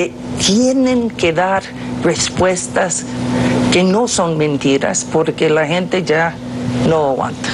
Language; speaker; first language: Spanish; non-native, fluent; English